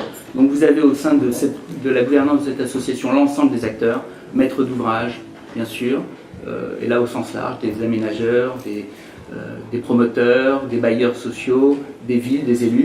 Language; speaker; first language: French; native; French